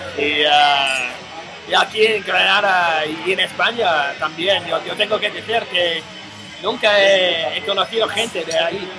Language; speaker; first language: Spanish; non-native, learner; English